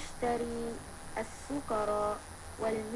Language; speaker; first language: Arabic; non-native, learner; Malay